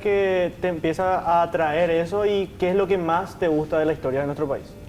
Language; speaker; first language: Spanish; native; Spanish